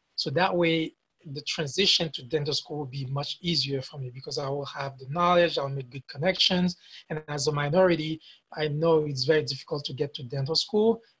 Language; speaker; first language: English; non-native, fluent; Haitian Creole